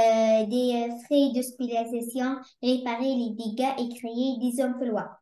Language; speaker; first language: French; non-native, learner; Arabic